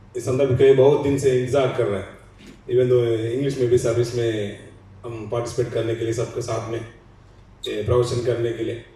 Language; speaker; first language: Hindi; non-native, local second language; Telugu